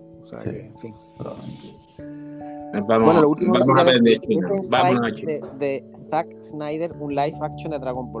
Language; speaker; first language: Spanish; native; Spanish